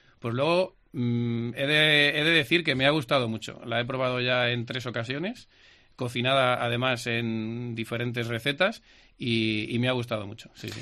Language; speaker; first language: Spanish; native; Spanish